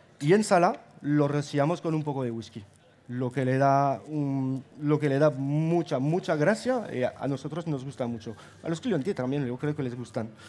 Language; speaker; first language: Spanish; non-native, fluent; German